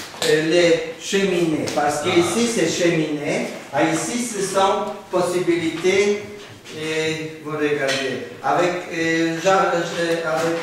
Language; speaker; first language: French; non-native, learner; Polish